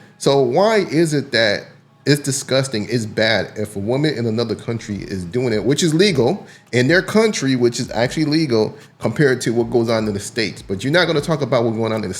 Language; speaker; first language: English; native; English